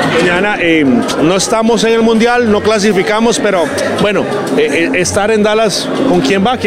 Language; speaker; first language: Spanish; native; Spanish